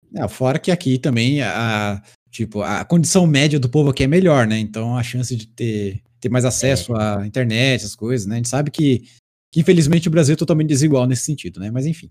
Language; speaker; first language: Portuguese; native; Portuguese